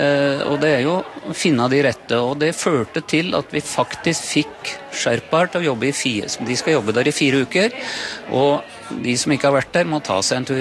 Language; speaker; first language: Norwegian; native; Norwegian